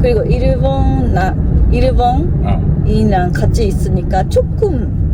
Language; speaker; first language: Korean; non-native, learner; Japanese